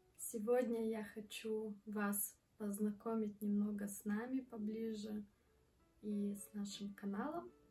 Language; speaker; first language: Russian; early bilingual, heritage; Russian